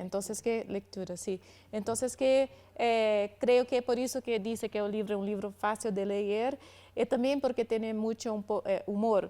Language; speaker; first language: Spanish; non-native, learner; Portuguese